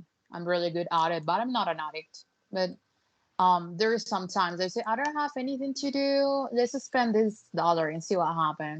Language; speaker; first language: English; non-native, fluent; Spanish